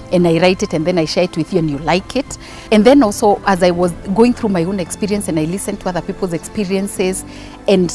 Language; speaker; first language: English; non-native, local second language; Kikuyu